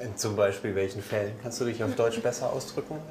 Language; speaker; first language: German; native; German